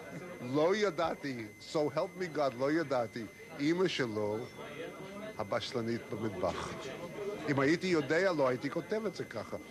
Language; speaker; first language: Hebrew; non-native, fluent; English